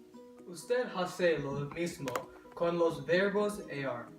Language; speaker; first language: Spanish; non-native, learner; English